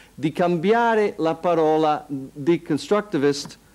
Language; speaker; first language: Italian; non-native, fluent; English